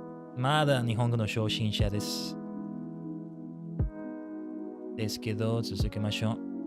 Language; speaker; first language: Japanese; non-native, learner; English